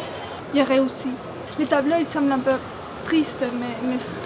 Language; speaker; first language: French; non-native, fluent; Spanish